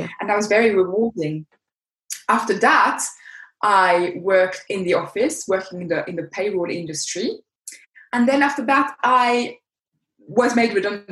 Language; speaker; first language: English; non-native, fluent; French